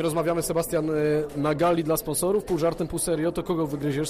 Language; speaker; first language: Polish; native; Polish